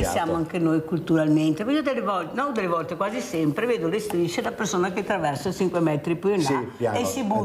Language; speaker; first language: Italian; native; Italian